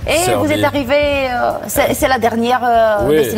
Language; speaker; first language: French; non-native, fluent; Romanian